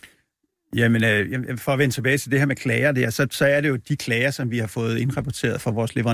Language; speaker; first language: Danish; native; Danish